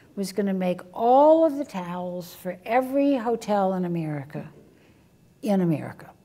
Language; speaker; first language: English; native; English